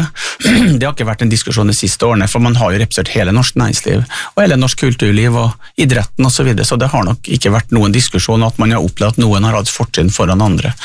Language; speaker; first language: Norwegian; native; Norwegian